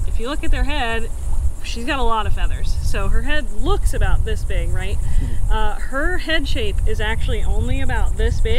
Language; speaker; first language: English; native; English